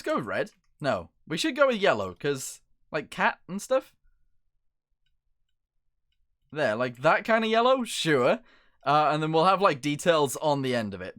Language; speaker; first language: English; native; English